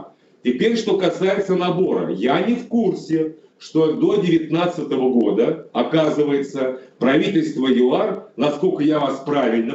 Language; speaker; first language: Russian; native; Russian